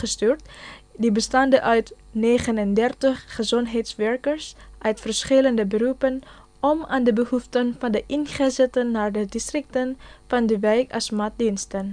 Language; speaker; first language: Dutch; non-native, fluent; Indonesian